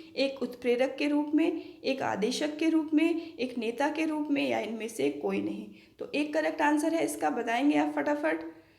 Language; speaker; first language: Hindi; native; Hindi